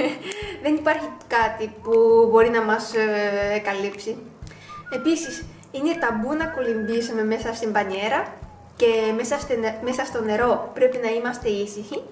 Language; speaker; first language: Greek; non-native, fluent; Japanese